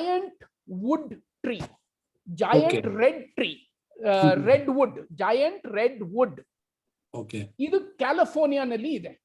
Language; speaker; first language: Kannada; non-native, local second language; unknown